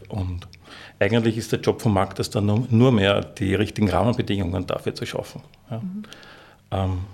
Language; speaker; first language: German; native; German